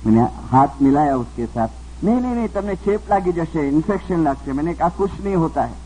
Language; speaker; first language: Hindi; non-native, local second language; Gujarati